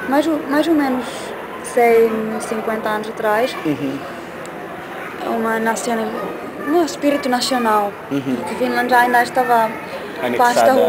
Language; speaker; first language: Portuguese; non-native, learner; Finnish